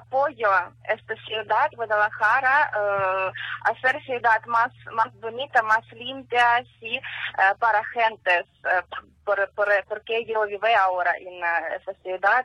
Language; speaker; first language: Spanish; non-native, learner; Ukrainian